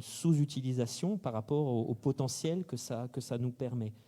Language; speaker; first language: French; native; French